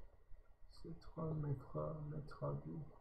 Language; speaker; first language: French; non-native, learner; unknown